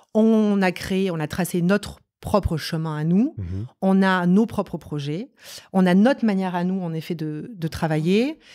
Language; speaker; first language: French; native; French